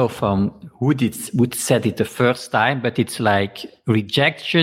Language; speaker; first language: English; non-native, fluent; Dutch